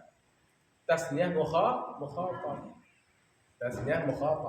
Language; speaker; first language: Arabic; non-native, fluent; Sasak